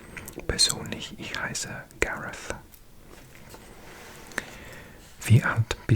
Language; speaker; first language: German; non-native, learner; English